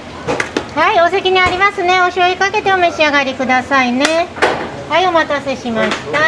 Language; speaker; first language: Japanese; native; Japanese